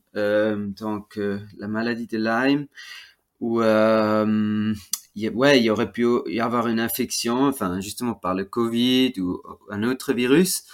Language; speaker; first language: French; non-native, fluent; Swiss German